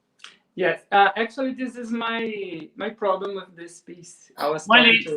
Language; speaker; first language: English; non-native, fluent; Portuguese